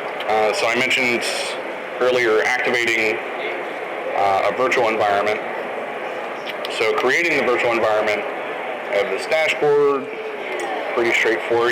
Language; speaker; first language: English; native; English